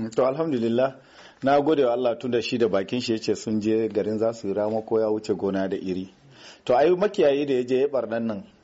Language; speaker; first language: Hausa; non-native, local second language; Fula